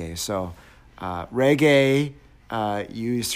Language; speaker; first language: English; native; English